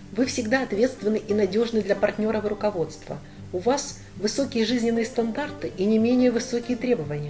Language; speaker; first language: Russian; native; Russian